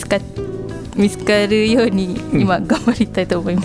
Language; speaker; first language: Japanese; non-native, fluent; Malay